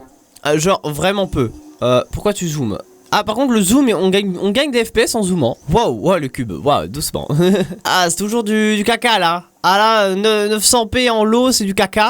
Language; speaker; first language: French; native; French